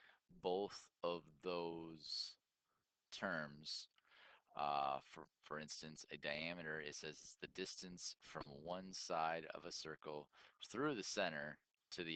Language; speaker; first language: English; native; English